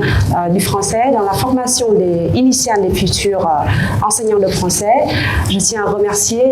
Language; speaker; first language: French; non-native, fluent; Vietnamese